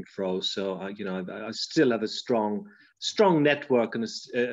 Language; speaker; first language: English; native; English